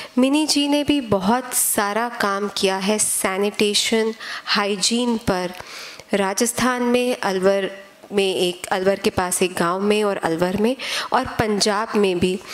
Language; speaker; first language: Hindi; native; Hindi